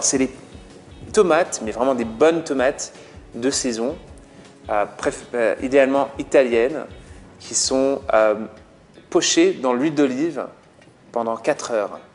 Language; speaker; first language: French; non-native, fluent; English